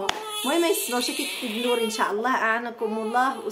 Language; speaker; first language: Arabic; native; Arabic